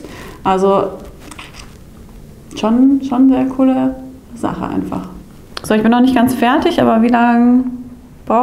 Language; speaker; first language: German; native; German